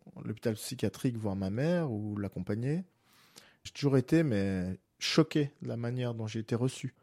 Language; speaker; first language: French; native; French